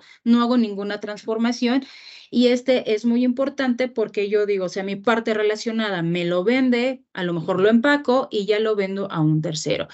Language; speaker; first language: Spanish; native; Spanish